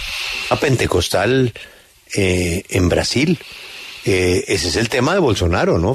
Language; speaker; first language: Spanish; native; Spanish